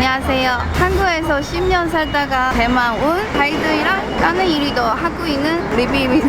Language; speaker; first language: Korean; non-native, fluent; Chinese